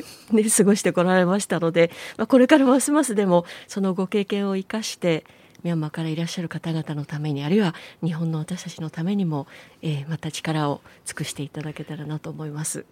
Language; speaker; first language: Japanese; native; Japanese